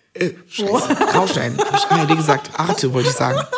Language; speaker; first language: German; native; German